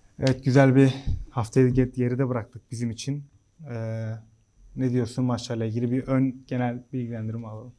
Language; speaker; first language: Turkish; native; Turkish